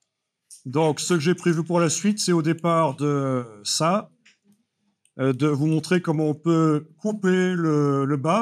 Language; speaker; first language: French; native; French